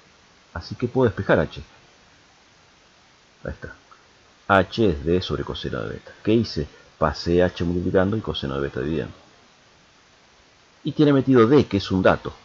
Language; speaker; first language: Spanish; native; Spanish